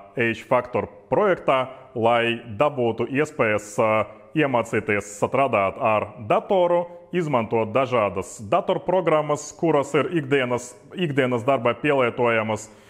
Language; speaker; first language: Latvian; non-native, local second language; Russian